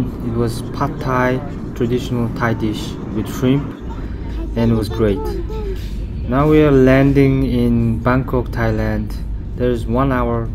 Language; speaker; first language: English; non-native, fluent; Mongolian